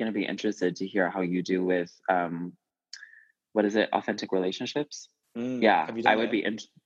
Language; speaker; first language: English; native; English